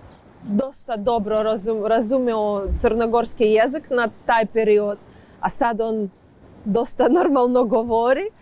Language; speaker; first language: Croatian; non-native, learner; Ukrainian